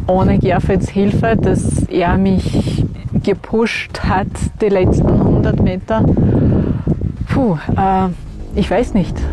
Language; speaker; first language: German; non-native, fluent; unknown